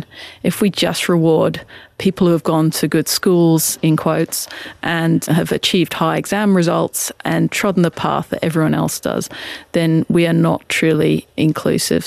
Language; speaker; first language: English; native; English